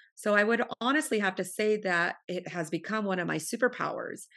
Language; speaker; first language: English; native; English